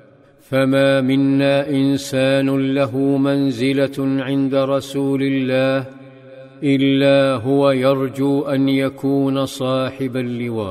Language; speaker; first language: Arabic; native; Arabic